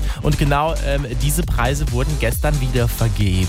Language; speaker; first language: German; native; German